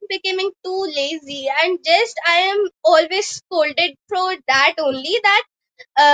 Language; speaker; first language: English; non-native, local second language; Hindi